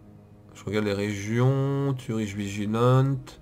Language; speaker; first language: French; native; French